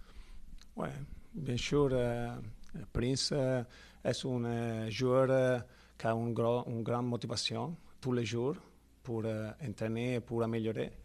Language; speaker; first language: French; non-native, learner; Italian